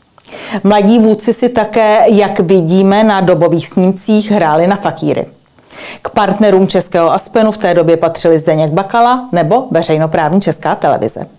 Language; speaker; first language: Czech; native; Czech